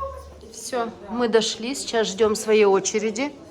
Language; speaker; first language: Russian; native; Russian